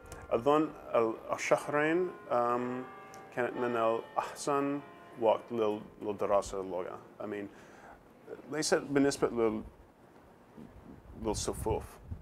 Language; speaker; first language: Arabic; non-native, learner; English